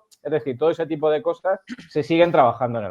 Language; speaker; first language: Spanish; native; Spanish